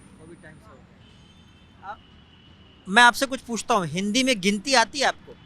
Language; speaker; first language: Hindi; native; Hindi